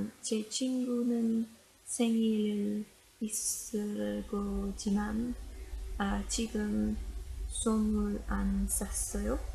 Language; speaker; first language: Korean; non-native, learner; English